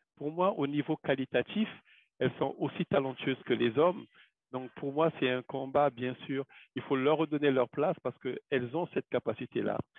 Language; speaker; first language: French; non-native, local second language; Wolof